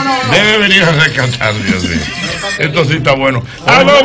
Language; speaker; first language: Spanish; native; Spanish